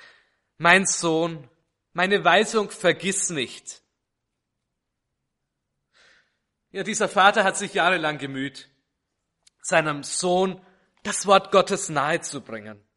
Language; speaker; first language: German; native; German